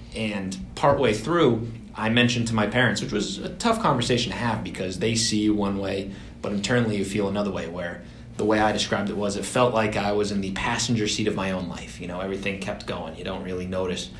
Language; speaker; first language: English; native; English